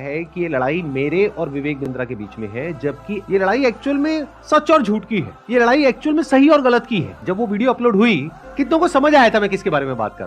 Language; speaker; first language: Hindi; native; Hindi